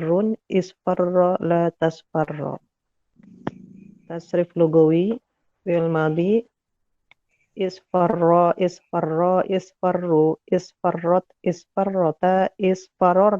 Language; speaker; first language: Arabic; non-native, learner; Indonesian